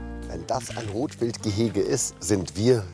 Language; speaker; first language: German; native; German